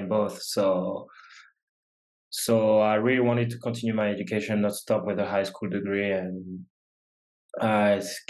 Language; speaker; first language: English; non-native, fluent; French